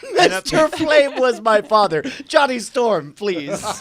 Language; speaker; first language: English; native; English